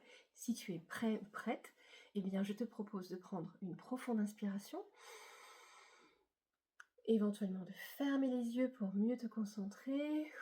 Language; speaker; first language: French; native; French